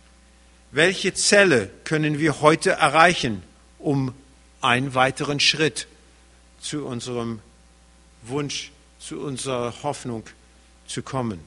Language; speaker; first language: German; early bilingual, heritage; German